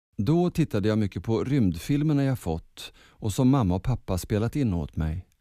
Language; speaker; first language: Swedish; early bilingual, other home language; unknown